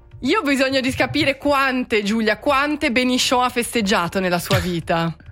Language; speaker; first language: Italian; native; Italian